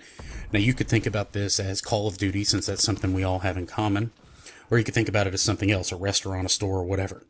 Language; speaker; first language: English; native; English